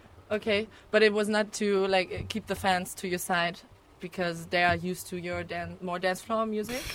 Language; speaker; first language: English; non-native, fluent; German